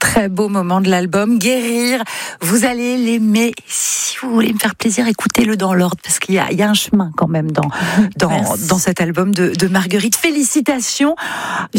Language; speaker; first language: French; native; French